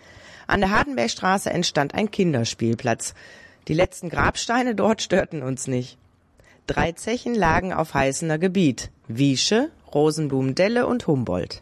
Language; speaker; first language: German; native; German